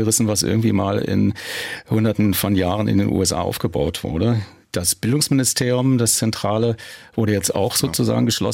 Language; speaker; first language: German; native; German